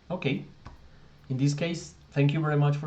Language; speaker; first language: English; non-native, fluent; Spanish